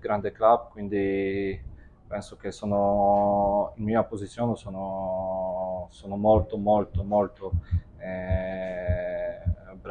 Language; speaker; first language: Italian; non-native, fluent; Polish